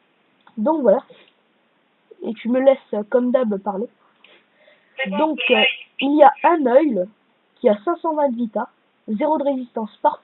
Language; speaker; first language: French; native; French